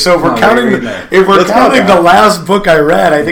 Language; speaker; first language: English; native; English